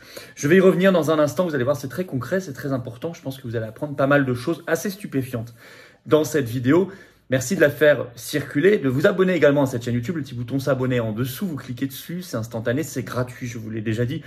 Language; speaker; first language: French; native; French